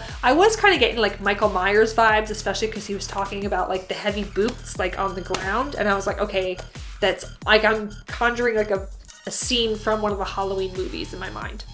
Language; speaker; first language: English; native; English